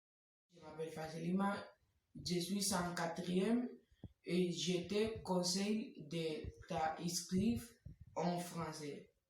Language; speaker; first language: French; non-native, learner; Spanish